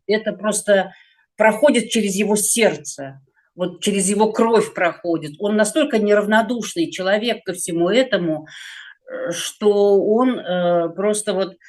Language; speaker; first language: Russian; native; Russian